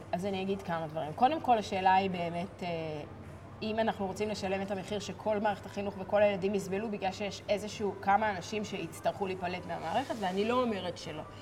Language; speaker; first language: Hebrew; native; Hebrew